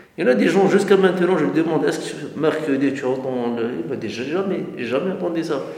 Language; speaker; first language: French; non-native, learner; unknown